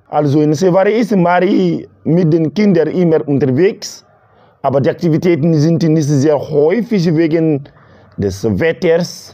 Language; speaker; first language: German; non-native, learner; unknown